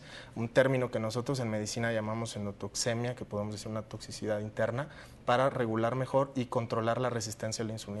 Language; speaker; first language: Spanish; native; Spanish